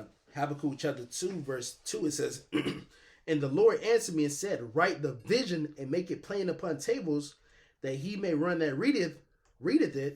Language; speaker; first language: English; native; English